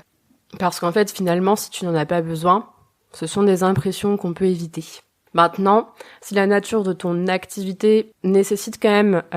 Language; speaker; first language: French; native; French